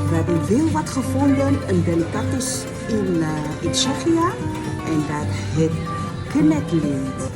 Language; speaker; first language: Dutch; non-native, fluent; Indonesian